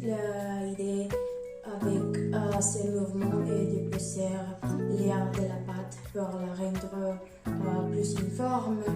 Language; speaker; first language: French; non-native, learner; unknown